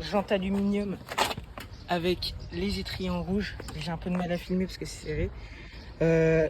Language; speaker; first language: French; native; French